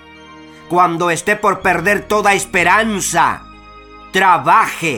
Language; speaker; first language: Spanish; native; Spanish